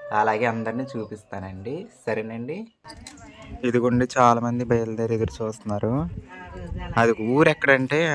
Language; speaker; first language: Telugu; native; Telugu